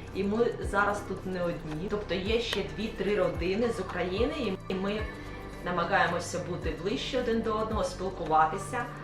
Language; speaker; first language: Ukrainian; non-native, local second language; Russian